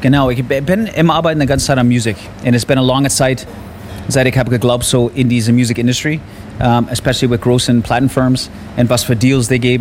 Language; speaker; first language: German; non-native, learner; English